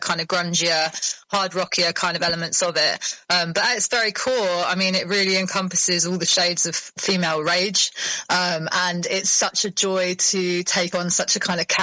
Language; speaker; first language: English; native; English